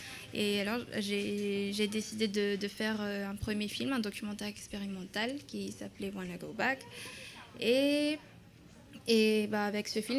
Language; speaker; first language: French; non-native, local second language; Malagasy